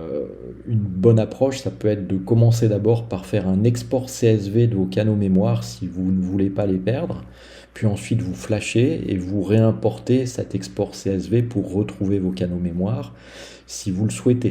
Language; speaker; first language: French; native; French